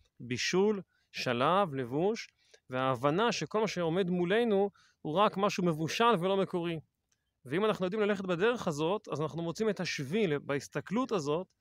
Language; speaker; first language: Hebrew; native; Hebrew